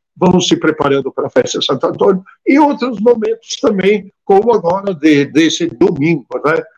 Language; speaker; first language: Portuguese; non-native, fluent; Italian